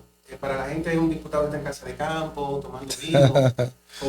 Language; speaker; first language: Spanish; native; Spanish